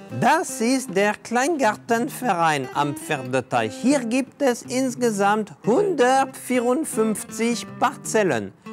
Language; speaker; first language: German; non-native, fluent; French